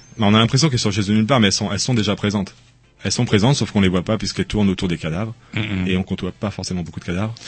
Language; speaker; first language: French; native; French